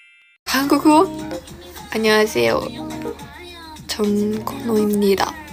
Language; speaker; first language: Korean; non-native, learner; Japanese